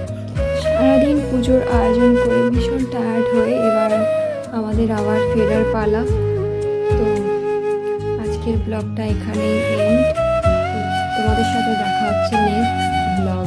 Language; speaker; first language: Bangla; native; Bangla